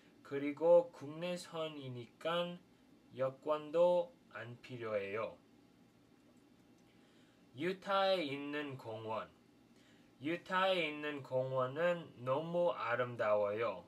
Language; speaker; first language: Korean; non-native, fluent; English